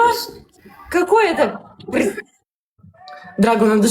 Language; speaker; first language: Russian; native; Russian